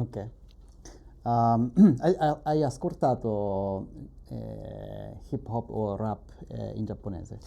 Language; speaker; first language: Italian; non-native, learner; Japanese